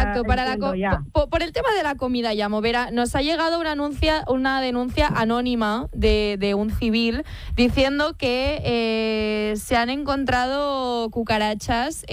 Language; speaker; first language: Spanish; non-native, local second language; Catalan